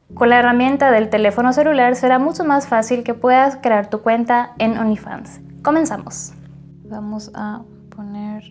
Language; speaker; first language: Spanish; native; Spanish